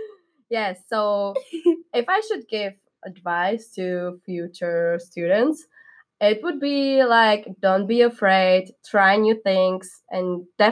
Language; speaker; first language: English; non-native, fluent; Czech